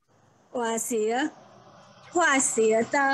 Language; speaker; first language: Chinese; non-native, learner; Khmer